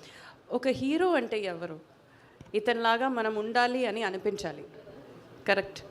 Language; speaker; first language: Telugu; non-native, fluent; Malayalam